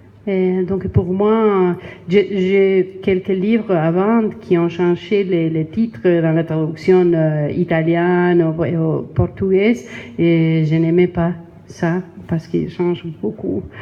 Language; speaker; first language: French; non-native, learner; Spanish